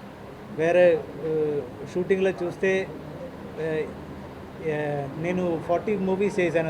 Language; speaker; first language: Telugu; non-native, fluent; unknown